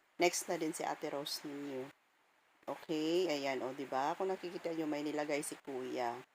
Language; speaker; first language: Filipino; non-native, local second language; Cebuano